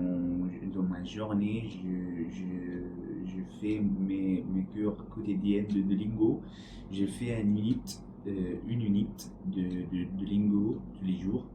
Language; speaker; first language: French; non-native, learner; Arabic